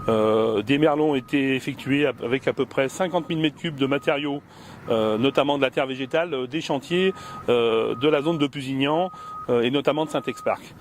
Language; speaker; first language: French; native; French